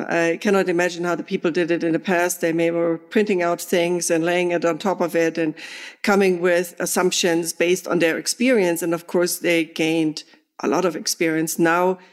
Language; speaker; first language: English; non-native, fluent; German